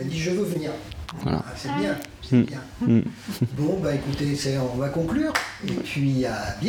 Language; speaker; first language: French; native; French